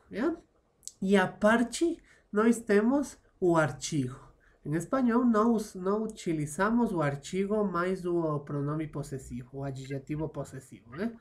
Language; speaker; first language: Portuguese; non-native, fluent; Spanish